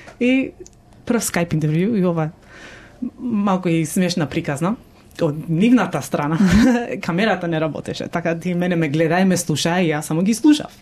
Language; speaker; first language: Macedonian; early bilingual, heritage; Macedonian